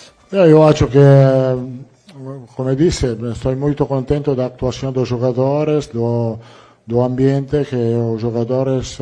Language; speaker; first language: Portuguese; non-native, learner; Italian